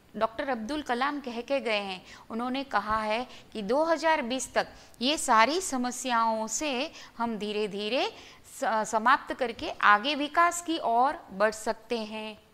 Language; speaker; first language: Hindi; non-native, local second language; Gujarati